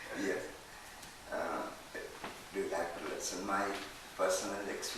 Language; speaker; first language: English; non-native, learner; Sinhala